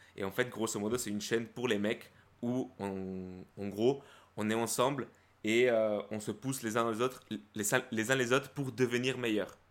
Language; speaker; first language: French; early bilingual, other home language; Spanish